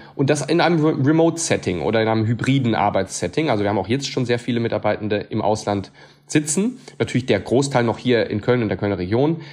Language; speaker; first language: German; native; German